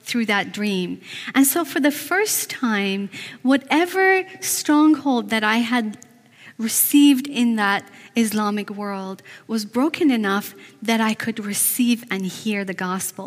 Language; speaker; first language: English; non-native, fluent; Persian